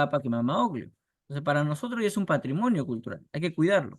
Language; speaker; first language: Spanish; native; Spanish